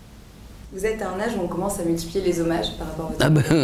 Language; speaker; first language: French; native; French